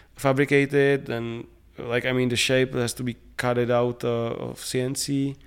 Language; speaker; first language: English; non-native, fluent; Czech